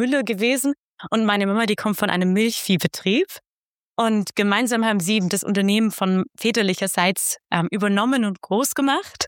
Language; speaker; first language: German; native; German